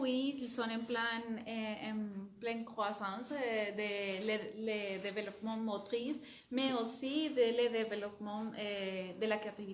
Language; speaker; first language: French; non-native, fluent; Spanish